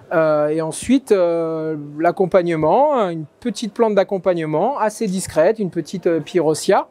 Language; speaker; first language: French; native; French